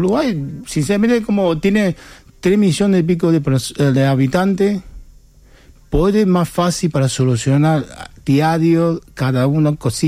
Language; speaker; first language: Spanish; non-native, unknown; Chinese